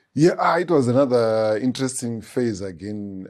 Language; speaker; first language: English; non-native, local second language; Shona